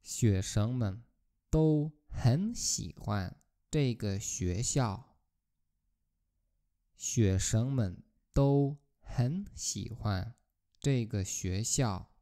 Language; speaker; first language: Chinese; non-native, fluent; Polish